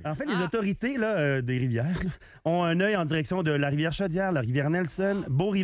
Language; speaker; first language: French; native; French